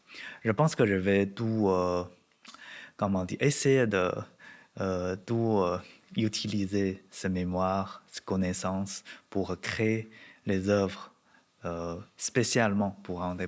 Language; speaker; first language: French; non-native, learner; Chinese